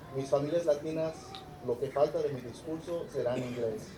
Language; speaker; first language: Spanish; early bilingual, other home language; English